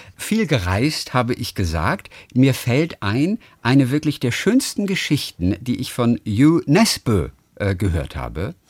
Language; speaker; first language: German; native; German